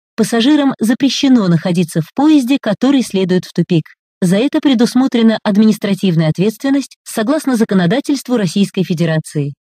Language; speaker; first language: Russian; native; Russian